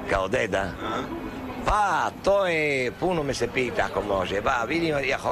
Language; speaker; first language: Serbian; non-native, learner; Italian